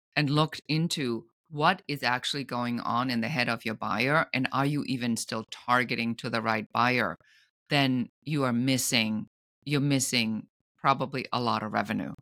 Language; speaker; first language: English; non-native, fluent; German